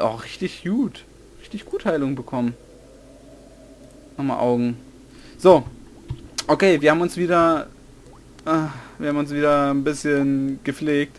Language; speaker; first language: German; native; German